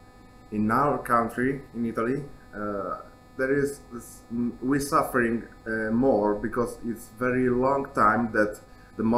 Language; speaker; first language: English; non-native, learner; Italian